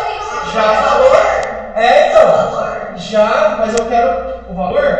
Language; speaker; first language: Portuguese; native; Portuguese